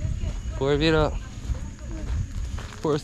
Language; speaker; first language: Spanish; non-native, learner; English